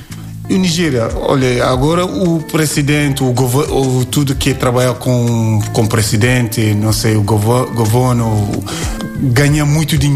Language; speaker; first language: Portuguese; non-native, learner; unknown